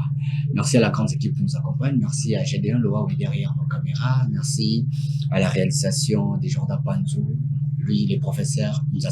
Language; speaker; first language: French; non-native, local second language; Lingala